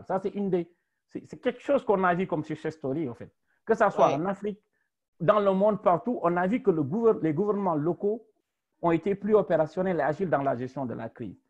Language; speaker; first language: French; non-native, local second language; Wolof